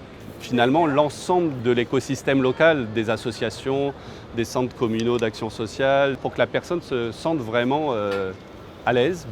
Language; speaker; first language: French; native; French